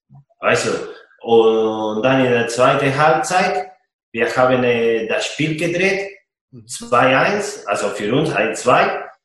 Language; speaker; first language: German; non-native, fluent; Spanish